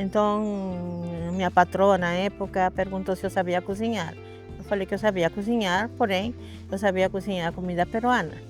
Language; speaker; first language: Portuguese; non-native, fluent; Spanish